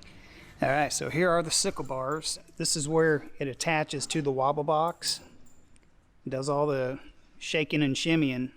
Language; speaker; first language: English; native; English